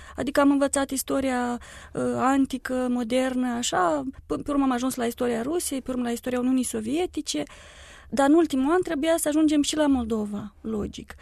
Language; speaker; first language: Romanian; native; Romanian